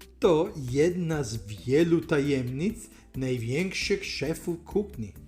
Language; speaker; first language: Polish; non-native, learner; Italian